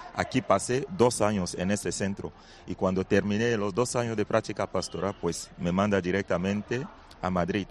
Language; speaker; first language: Spanish; non-native, fluent; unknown